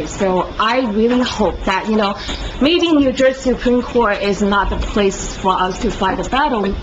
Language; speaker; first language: English; non-native, fluent; Chinese